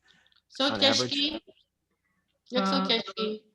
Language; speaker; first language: Czech; early bilingual, heritage; Czech